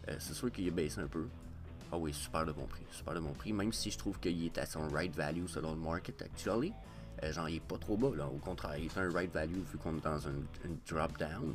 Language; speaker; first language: French; native; French